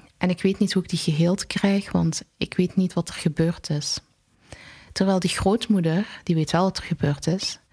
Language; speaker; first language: Dutch; early bilingual, other home language; Arabic